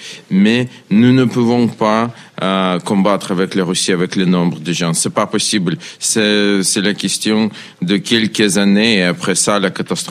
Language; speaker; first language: French; non-native, learner; Ukrainian